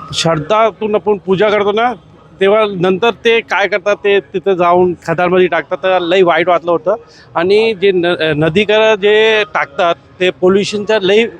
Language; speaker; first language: Marathi; non-native, local second language; Hindi